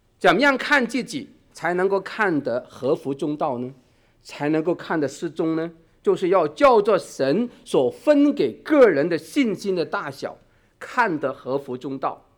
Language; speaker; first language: Chinese; non-native, local second language; Cantonese